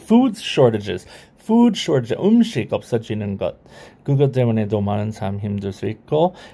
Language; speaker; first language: Korean; non-native, learner; English